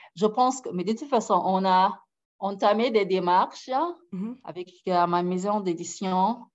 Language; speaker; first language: French; non-native, fluent; Arabic